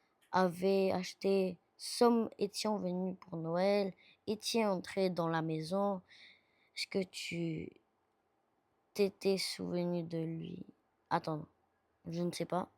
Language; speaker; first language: French; non-native, learner; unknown